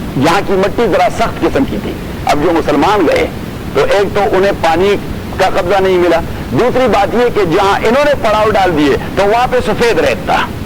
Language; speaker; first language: Urdu; non-native, local second language; Pashto